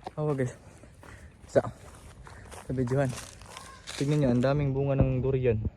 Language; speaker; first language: Filipino; non-native, local second language; Cebuano